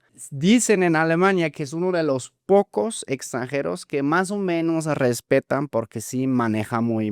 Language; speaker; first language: Spanish; non-native, fluent; German